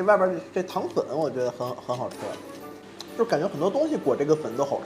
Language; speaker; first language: Chinese; native; Chinese